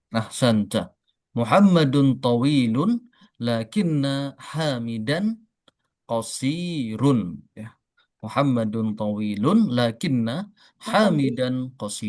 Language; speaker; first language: Arabic; non-native, fluent; Indonesian